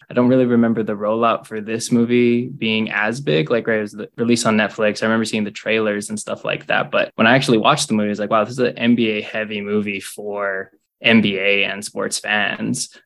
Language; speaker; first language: English; native; English